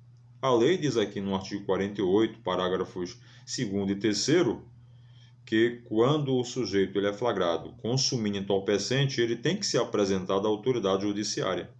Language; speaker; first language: Portuguese; native; Portuguese